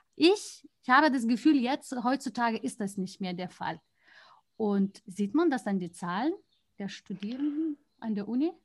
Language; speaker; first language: German; non-native, fluent; Lithuanian